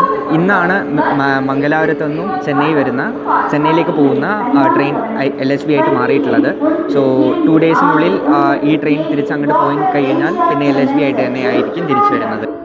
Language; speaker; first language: Malayalam; native; Malayalam